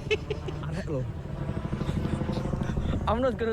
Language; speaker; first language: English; non-native, learner; Indonesian